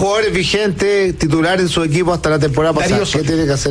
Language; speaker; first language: Spanish; native; Spanish